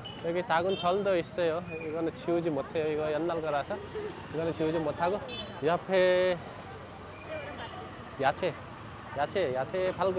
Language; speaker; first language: Korean; non-native, fluent; Nepali